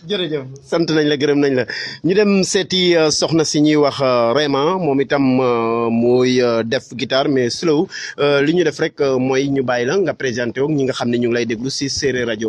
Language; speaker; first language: Wolof; non-native, local second language; Serer